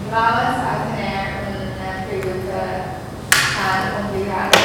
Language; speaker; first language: Spanish; non-native, learner; English